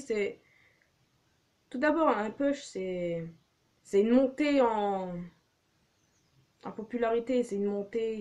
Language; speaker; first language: French; native; French